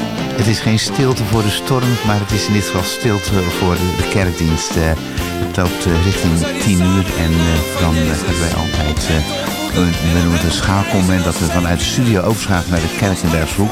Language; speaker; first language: Dutch; native; Dutch